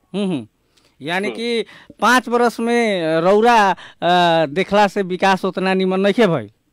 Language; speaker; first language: Bhojpuri; native; Bhojpuri